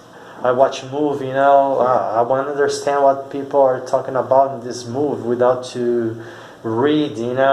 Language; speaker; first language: English; non-native, fluent; Portuguese